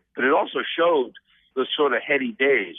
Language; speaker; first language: English; native; English